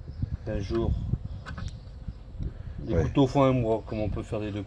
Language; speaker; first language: French; native; French